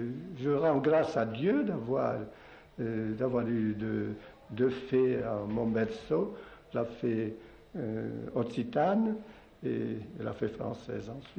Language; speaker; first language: French; non-native, local second language; Occitan